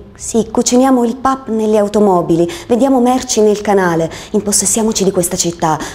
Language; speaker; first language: Italian; native; Italian